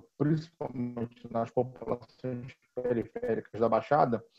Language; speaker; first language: Portuguese; native; Portuguese